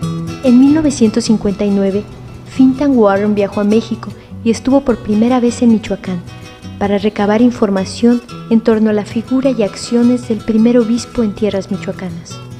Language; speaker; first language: Spanish; native; Spanish